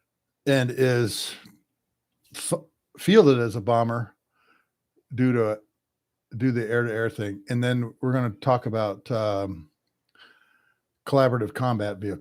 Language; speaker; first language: English; native; English